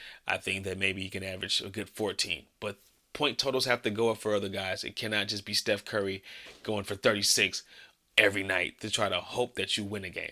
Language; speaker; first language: English; native; English